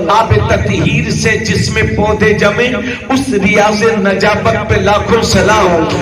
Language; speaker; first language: Urdu; native; Urdu